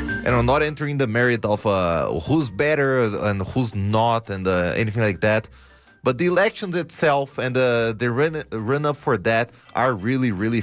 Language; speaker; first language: English; non-native, fluent; Portuguese